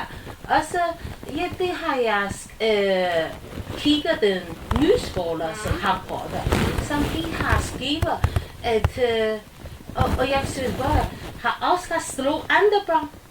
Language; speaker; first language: Danish; non-native, learner; Chinese